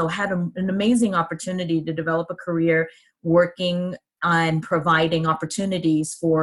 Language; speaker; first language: English; native; English